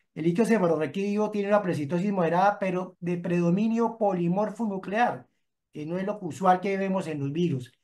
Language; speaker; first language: Spanish; native; Spanish